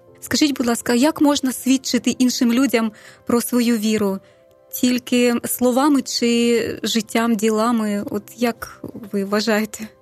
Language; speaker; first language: Ukrainian; native; Ukrainian